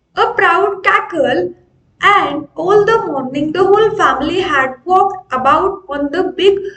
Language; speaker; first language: English; non-native, local second language; Marathi